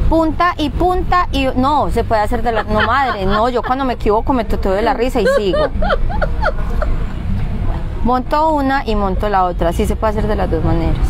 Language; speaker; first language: Spanish; native; Spanish